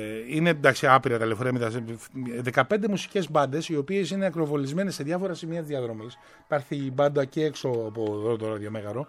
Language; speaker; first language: Greek; native; Greek